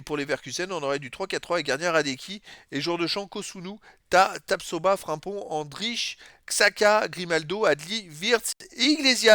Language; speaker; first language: French; native; French